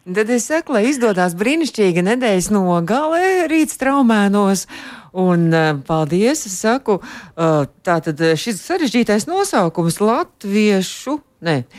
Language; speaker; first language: Latvian; native; Latvian